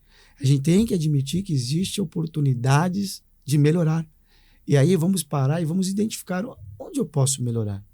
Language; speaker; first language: Portuguese; native; Portuguese